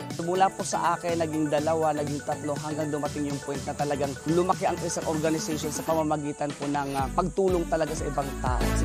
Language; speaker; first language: Filipino; non-native, local second language; Bikol